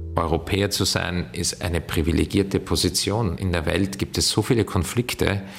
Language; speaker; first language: German; native; German